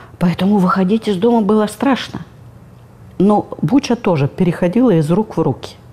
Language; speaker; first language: Russian; native; Russian